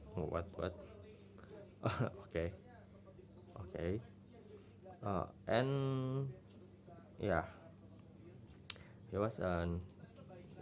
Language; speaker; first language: English; non-native, learner; Indonesian